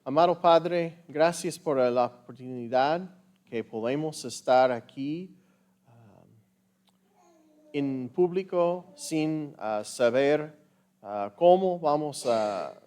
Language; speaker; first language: Spanish; non-native, fluent; English